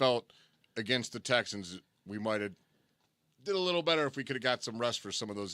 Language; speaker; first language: English; native; English